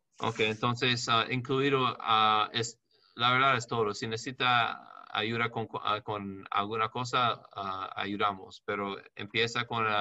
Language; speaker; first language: Spanish; non-native, learner; English